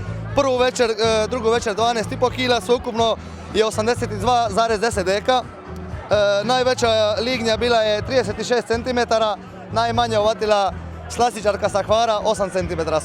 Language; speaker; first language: Bosnian; native; Bosnian